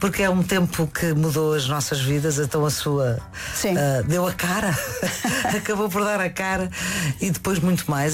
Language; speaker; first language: Portuguese; native; Portuguese